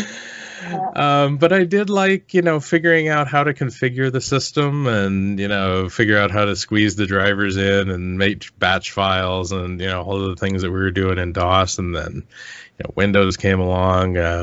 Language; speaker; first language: English; native; English